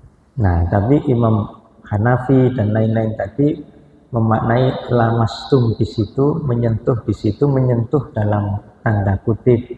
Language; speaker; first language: Indonesian; non-native, local second language; Javanese